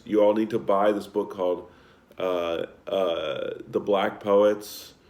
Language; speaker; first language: English; native; English